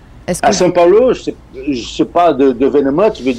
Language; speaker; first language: French; non-native, fluent; Portuguese